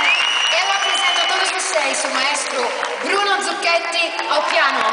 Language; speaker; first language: Portuguese; non-native, learner; Italian